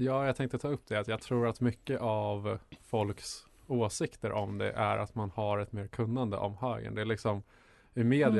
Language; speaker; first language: Swedish; native; Swedish